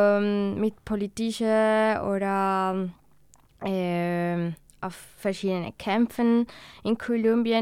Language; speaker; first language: German; non-native, learner; Spanish